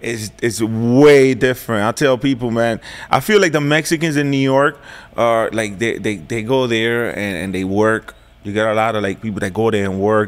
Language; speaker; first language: English; early bilingual, other home language; Spanish